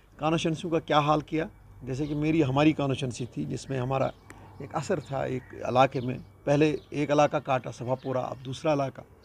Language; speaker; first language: Hindi; non-native, local second language; Kashmiri